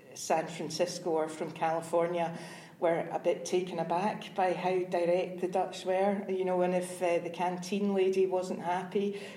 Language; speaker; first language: English; native; English